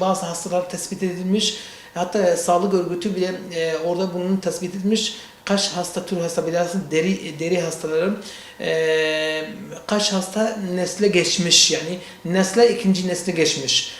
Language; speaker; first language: Turkish; non-native, learner; Central Kurdish